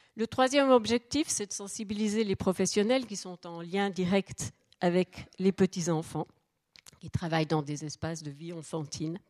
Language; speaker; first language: French; native; French